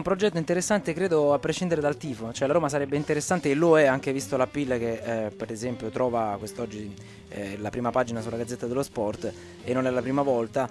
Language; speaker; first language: Italian; native; Italian